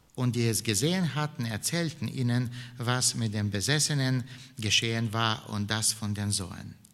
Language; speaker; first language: German; non-native, fluent; Bulgarian